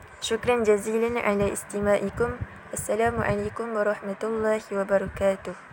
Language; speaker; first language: Arabic; non-native, learner; Malay